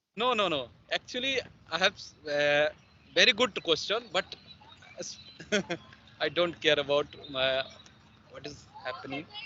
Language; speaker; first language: English; non-native, learner; Hindi